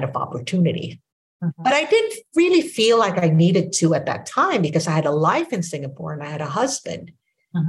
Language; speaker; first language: English; non-native, local second language; Filipino